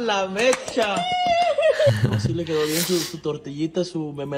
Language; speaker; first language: Spanish; native; Spanish